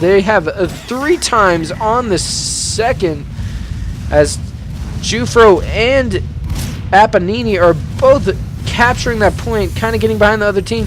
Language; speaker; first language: English; native; English